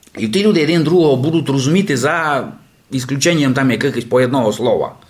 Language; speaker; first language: Ukrainian; native; Ukrainian